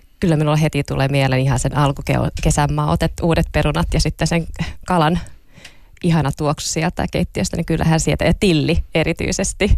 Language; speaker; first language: Finnish; non-native, local second language; Swedish